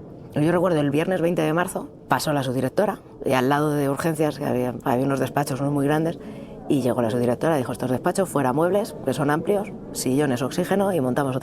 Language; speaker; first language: Spanish; native; Spanish